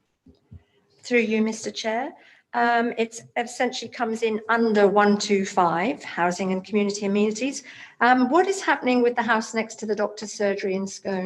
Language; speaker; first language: English; native; English